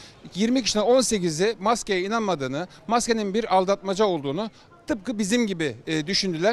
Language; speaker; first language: Turkish; native; Turkish